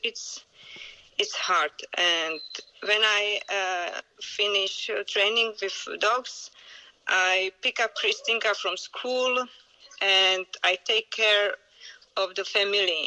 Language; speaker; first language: English; non-native, learner; Czech